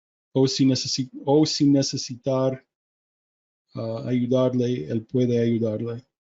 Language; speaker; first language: Spanish; non-native, learner; English